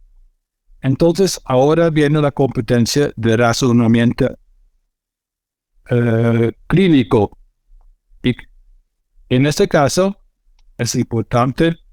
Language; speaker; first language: Spanish; non-native, fluent; Dutch